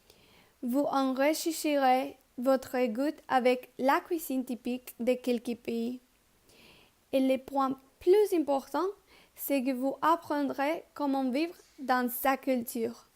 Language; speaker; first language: French; non-native, learner; Spanish